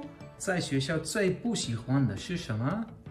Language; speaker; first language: Chinese; non-native, fluent; Dutch